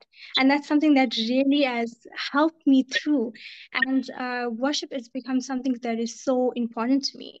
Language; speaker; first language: English; native; English